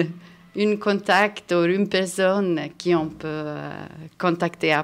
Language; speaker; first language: French; non-native, fluent; Swedish